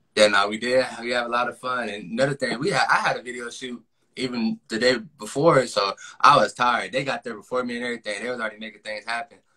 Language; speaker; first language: English; native; English